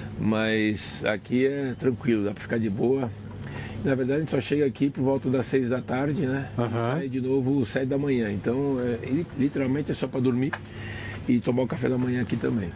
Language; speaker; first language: Portuguese; native; Portuguese